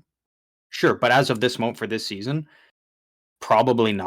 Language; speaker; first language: English; native; English